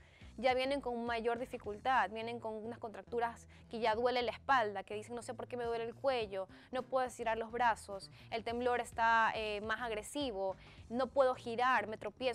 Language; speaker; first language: Spanish; native; Spanish